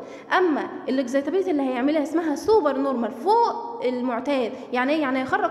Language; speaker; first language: Arabic; native; Arabic